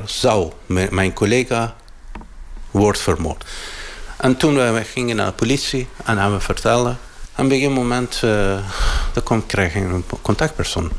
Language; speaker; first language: Dutch; non-native, learner; Arabic